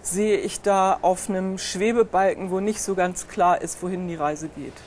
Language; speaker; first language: German; native; German